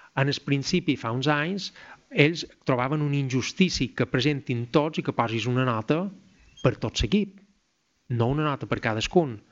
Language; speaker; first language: Catalan; native; Catalan